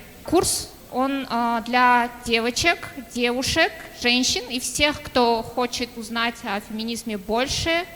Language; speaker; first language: Russian; non-native, local second language; Kyrgyz